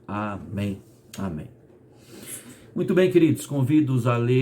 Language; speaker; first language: Portuguese; native; Portuguese